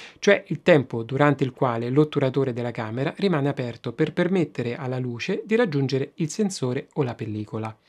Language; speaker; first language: Italian; native; Italian